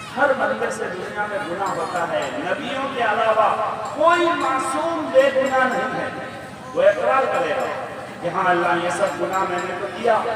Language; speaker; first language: Urdu; non-native, local second language; Bangla